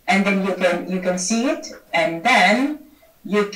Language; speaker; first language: English; non-native, fluent; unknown